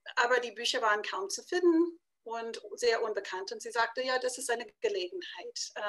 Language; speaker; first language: German; non-native, fluent; English